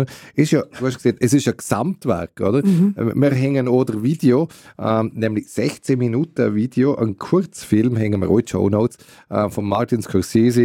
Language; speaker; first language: German; native; German